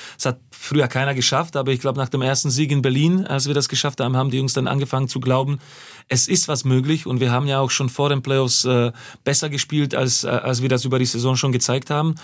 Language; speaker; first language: German; non-native, fluent; Slovak